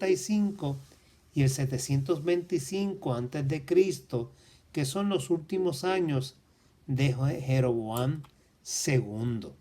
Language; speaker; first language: Spanish; native; Spanish